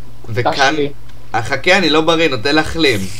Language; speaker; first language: Hebrew; native; Hebrew